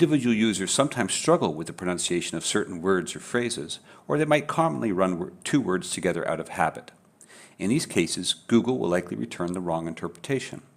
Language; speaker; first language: English; native; English